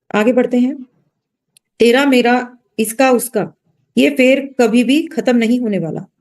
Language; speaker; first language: Hindi; non-native, local second language; Marathi